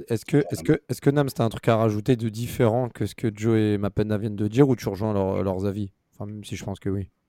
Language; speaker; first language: French; native; French